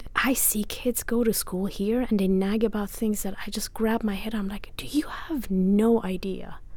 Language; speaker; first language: English; non-native, fluent; Persian